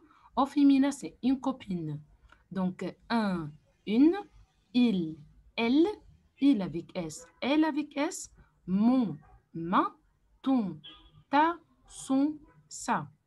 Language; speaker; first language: French; non-native, fluent; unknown